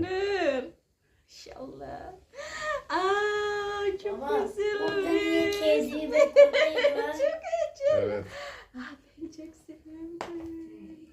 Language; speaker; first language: Turkish; non-native, learner; Indonesian